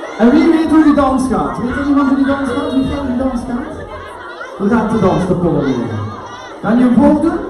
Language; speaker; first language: Dutch; native; Dutch